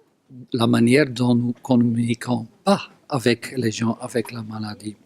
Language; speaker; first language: French; non-native, local second language; Dutch